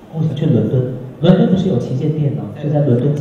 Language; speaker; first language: Chinese; native; Chinese